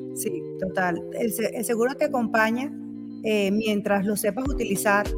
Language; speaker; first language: Spanish; native; Spanish